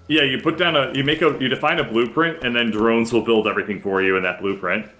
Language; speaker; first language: English; native; English